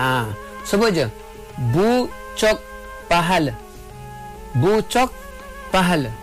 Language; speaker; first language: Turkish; non-native, learner; Malay